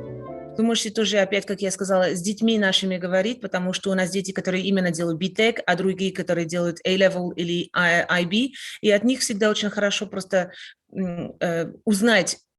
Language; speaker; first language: Russian; non-native, fluent; French